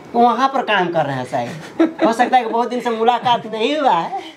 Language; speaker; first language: Hindi; native; Hindi